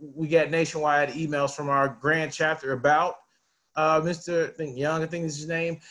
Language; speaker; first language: English; native; English